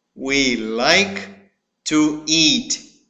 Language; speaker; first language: English; non-native, fluent; Portuguese